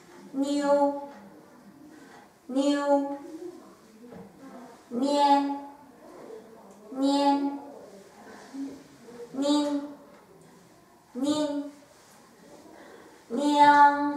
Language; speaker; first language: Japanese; non-native, fluent; Chinese